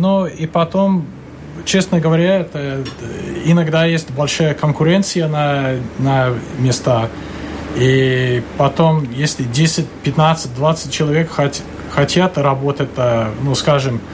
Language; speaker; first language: Russian; non-native, fluent; English